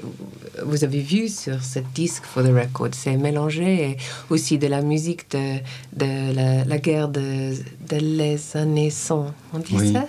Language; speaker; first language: French; non-native, learner; English